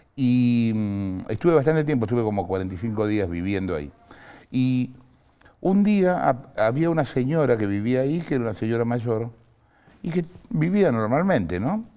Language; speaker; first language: Spanish; native; Spanish